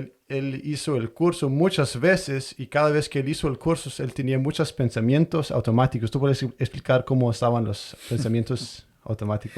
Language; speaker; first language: Spanish; non-native, fluent; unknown